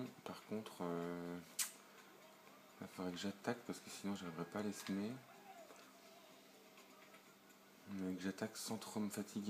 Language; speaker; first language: French; native; French